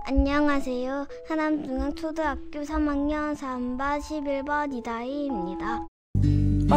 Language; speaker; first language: Korean; early bilingual, other home language; Russian